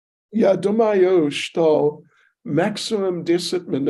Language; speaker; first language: Russian; non-native, learner; English